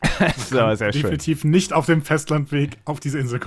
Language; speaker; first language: German; native; German